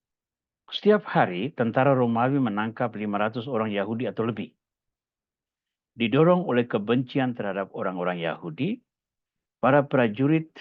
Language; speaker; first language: Indonesian; native; Indonesian